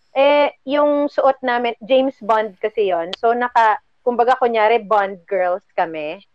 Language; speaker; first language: Filipino; native; Filipino